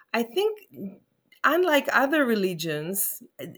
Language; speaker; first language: English; non-native, fluent; Hebrew